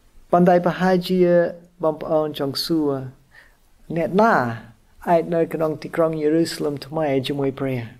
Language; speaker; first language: Khmer; non-native, fluent; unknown